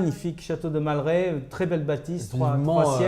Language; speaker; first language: French; native; French